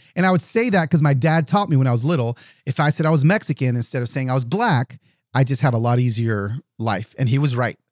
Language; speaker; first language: English; early bilingual, other home language; Yoruba